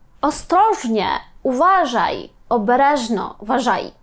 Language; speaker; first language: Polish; non-native, fluent; Ukrainian